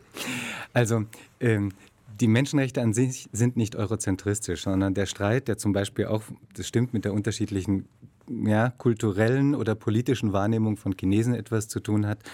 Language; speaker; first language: German; native; German